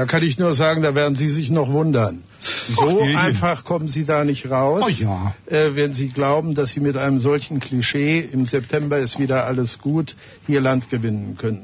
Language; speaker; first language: German; native; German